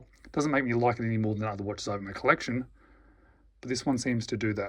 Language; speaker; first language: English; native; English